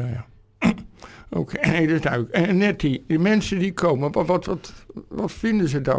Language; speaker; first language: Dutch; native; Dutch